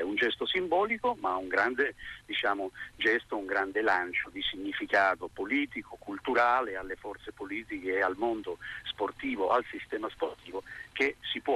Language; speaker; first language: Italian; native; Italian